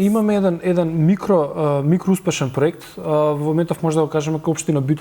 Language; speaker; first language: Macedonian; native; Macedonian